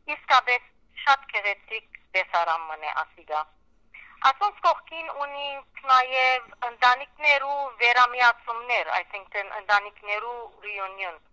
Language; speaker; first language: Armenian; early bilingual, heritage; Armenian